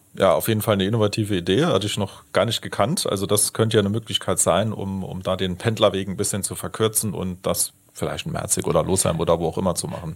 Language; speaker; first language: German; native; German